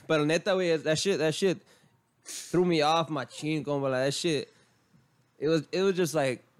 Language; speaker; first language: English; early bilingual, other home language; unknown